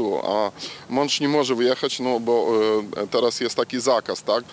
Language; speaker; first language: Polish; non-native, local second language; Ukrainian